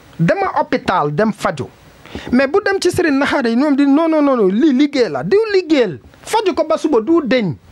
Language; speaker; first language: Wolof; non-native, learner; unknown